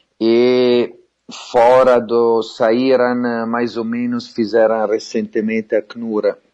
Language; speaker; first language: Portuguese; non-native, fluent; Italian